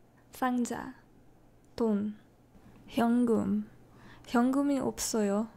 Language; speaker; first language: Korean; non-native, learner; English